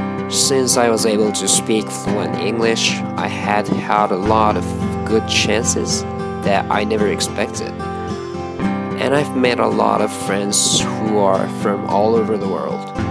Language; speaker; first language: English; non-native, fluent; Japanese